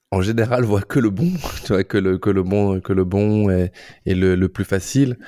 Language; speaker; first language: French; native; French